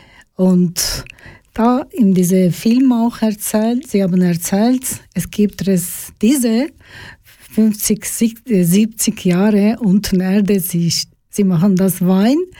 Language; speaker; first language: German; non-native, learner; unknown